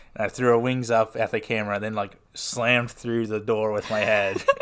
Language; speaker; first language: English; native; English